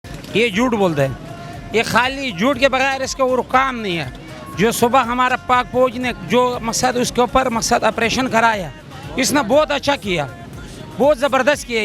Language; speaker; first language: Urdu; non-native, local second language; Pashto